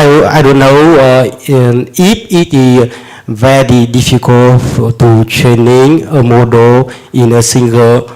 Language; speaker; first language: English; non-native, learner; Vietnamese